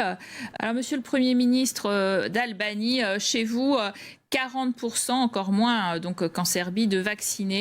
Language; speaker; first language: French; native; French